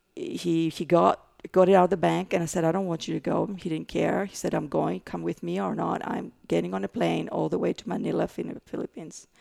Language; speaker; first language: English; non-native, fluent; Greek